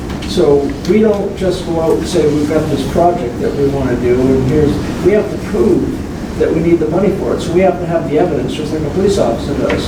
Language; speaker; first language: English; native; English